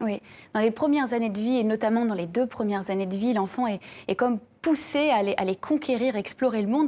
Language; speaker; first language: French; native; French